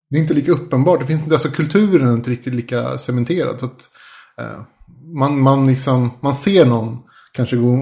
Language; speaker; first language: Swedish; early bilingual, other home language; Spanish